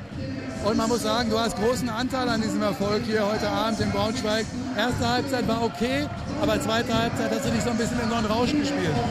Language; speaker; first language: German; native; German